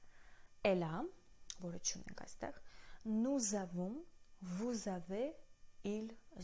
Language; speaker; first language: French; non-native, fluent; Armenian